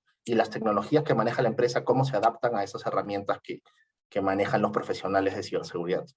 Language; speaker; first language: Spanish; native; Spanish